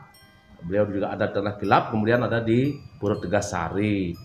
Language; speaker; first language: Indonesian; non-native, local second language; Balinese